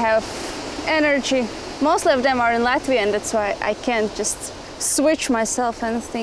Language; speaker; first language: English; non-native, fluent; Latvian